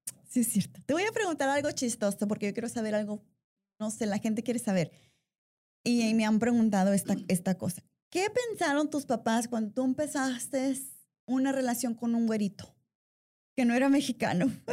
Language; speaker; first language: Spanish; early bilingual, heritage; Spanish